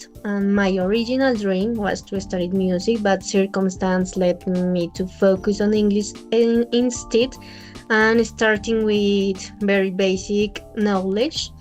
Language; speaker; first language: English; non-native, learner; Spanish